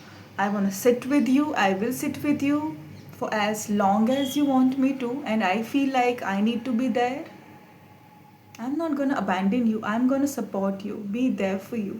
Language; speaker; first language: English; non-native, local second language; Hindi